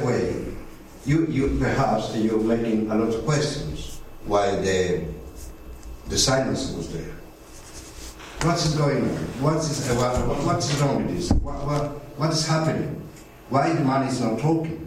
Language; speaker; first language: English; non-native, fluent; Spanish